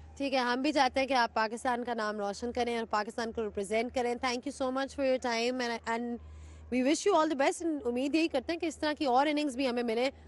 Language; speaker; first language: Urdu; native; Urdu